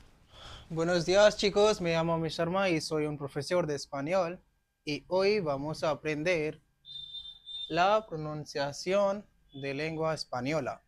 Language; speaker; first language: Spanish; non-native, fluent; Hindi